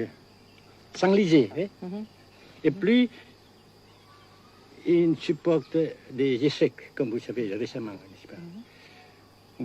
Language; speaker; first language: French; non-native, fluent; Vietnamese